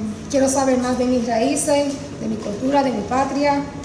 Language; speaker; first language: Spanish; early bilingual, heritage; Spanish